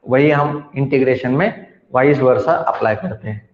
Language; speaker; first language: Hindi; non-native, local second language; Marathi